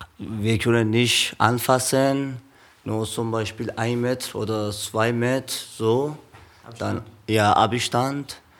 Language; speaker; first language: German; non-native, learner; Persian